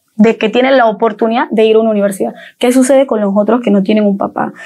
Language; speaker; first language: Spanish; native; Spanish